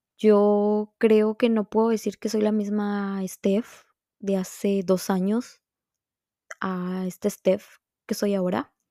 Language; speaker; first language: Spanish; native; Spanish